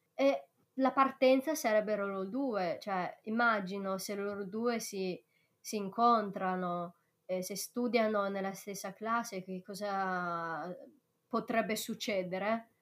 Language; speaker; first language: Italian; non-native, fluent; Chinese